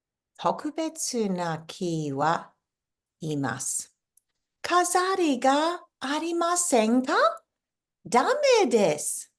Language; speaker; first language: Japanese; non-native, fluent; English